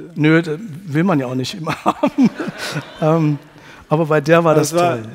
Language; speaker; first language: German; native; German